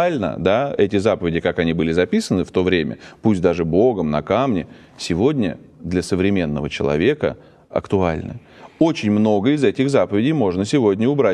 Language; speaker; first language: Russian; native; Russian